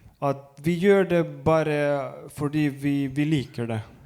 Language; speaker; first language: Norwegian; non-native, fluent; Lithuanian